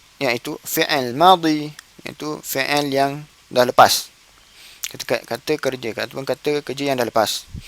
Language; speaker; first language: Malay; native; Malay